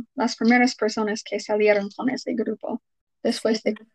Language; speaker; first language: Spanish; non-native, fluent; English